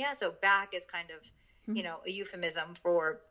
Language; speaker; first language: English; early bilingual, other home language; Japanese